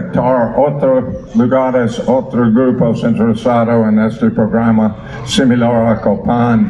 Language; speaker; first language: Spanish; non-native, learner; English